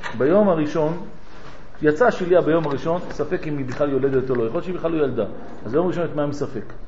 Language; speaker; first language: Hebrew; non-native, fluent; French